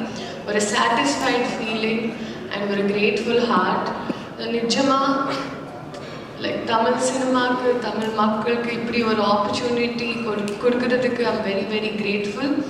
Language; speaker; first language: Tamil; non-native, learner; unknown